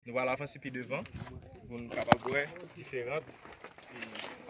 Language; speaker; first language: French; non-native, local second language; Haitian Creole